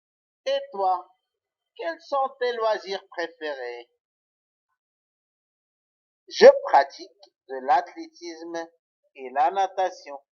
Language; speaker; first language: French; non-native, local second language; Arabic